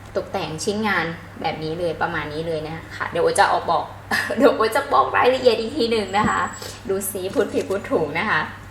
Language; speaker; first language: Thai; native; Thai